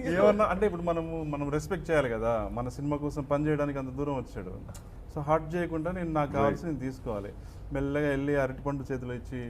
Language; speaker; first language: Telugu; native; Telugu